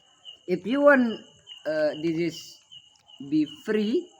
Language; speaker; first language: English; non-native, learner; Indonesian